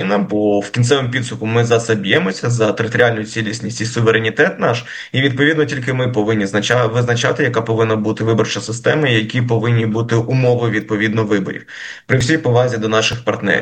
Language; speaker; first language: Ukrainian; native; Ukrainian